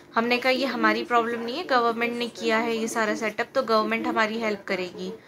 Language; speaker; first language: Hindi; native; Hindi